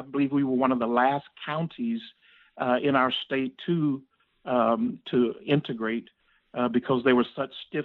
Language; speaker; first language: English; native; English